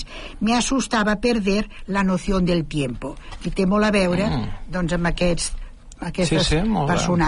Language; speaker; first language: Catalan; native; Catalan